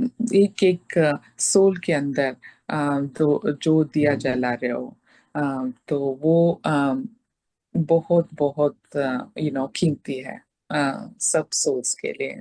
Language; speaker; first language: Hindi; non-native, local second language; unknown